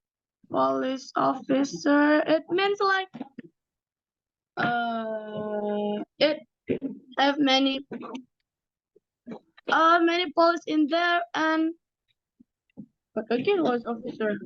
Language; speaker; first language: English; non-native, learner; Indonesian